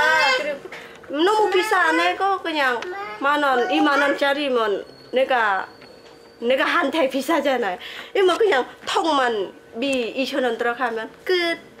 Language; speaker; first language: Korean; non-native, learner; Khmer